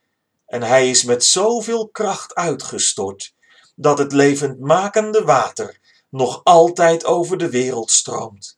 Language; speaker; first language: Dutch; native; Dutch